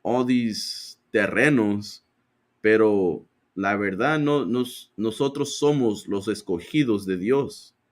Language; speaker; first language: Spanish; early bilingual, other home language; English